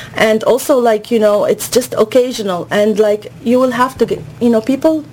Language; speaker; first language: English; non-native, fluent; Arabic